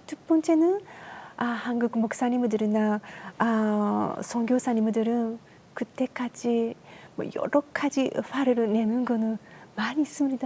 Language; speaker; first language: Korean; non-native, learner; Japanese